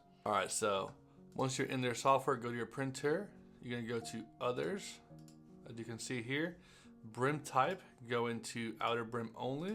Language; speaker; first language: English; native; English